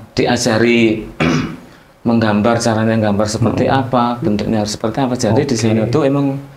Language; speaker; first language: Indonesian; native; Indonesian